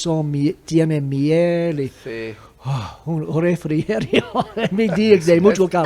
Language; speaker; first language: Spanish; non-native, fluent; English